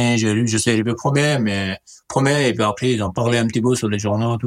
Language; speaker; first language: French; non-native, learner; Nepali